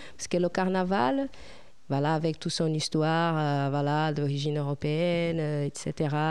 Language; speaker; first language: French; non-native, fluent; Portuguese